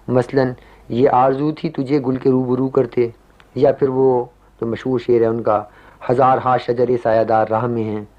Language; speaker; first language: Urdu; native; Urdu